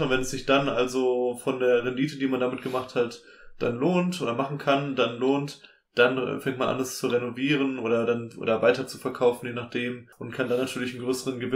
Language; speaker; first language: German; native; German